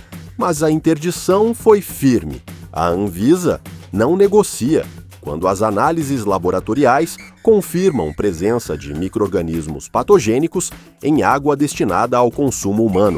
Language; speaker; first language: Portuguese; native; Portuguese